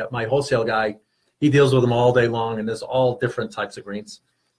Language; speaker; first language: English; native; English